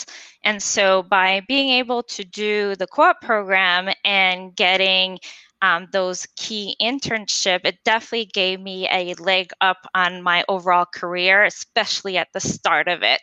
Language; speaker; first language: English; non-native, fluent; French